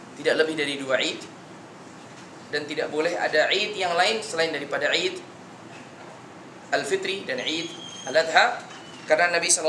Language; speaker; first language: Indonesian; native; Indonesian